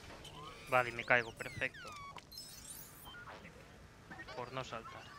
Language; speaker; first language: Spanish; native; Spanish